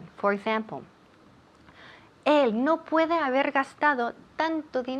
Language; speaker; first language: Spanish; non-native, fluent; English